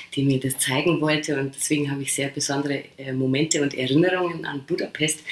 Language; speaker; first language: German; early bilingual, other home language; Polish